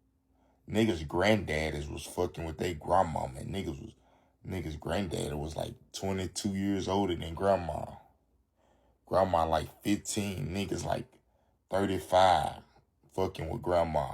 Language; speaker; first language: English; native; English